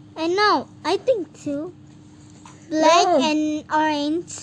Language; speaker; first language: English; early bilingual, other home language; Indonesian